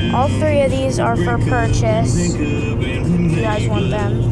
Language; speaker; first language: English; native; English